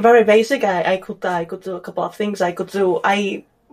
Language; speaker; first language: English; non-native, fluent; Spanish